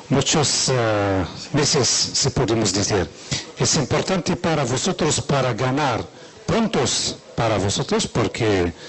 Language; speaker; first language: Spanish; non-native, learner; Arabic